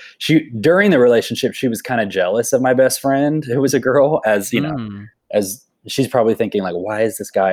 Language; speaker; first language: English; native; English